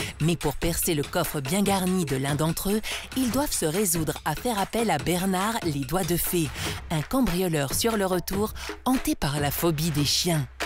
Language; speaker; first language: French; native; French